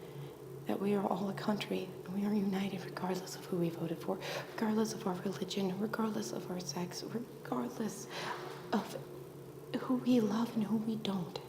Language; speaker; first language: English; native; English